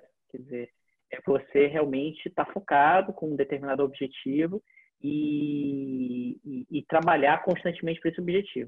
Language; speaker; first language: Portuguese; native; Portuguese